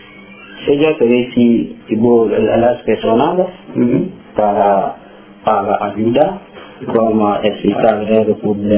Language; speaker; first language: Spanish; non-native, learner; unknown